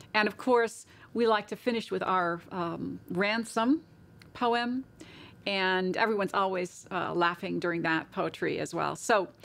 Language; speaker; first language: English; native; English